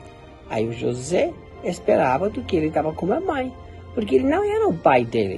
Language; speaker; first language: Portuguese; non-native, fluent; German